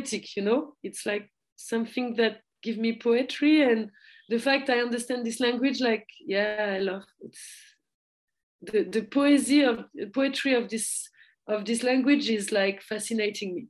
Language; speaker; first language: English; non-native, fluent; French